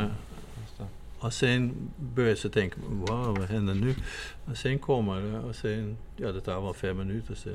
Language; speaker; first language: Swedish; non-native, fluent; Dutch